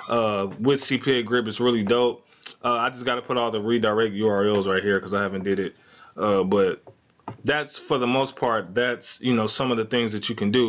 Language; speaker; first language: English; native; English